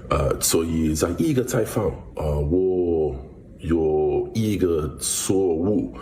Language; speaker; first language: Chinese; non-native, learner; English